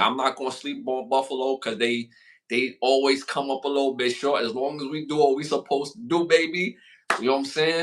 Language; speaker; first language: English; native; English